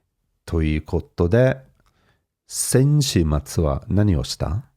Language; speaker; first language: Japanese; non-native, fluent; English